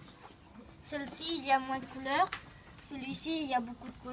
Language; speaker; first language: French; native; French